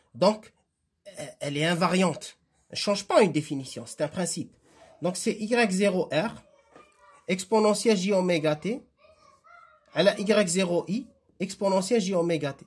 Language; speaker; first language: French; non-native, local second language; Arabic